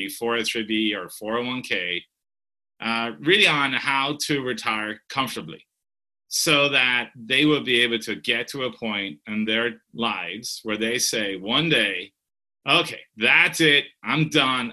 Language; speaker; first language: English; native; English